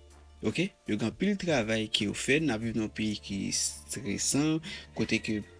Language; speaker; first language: Haitian Creole; native; Haitian Creole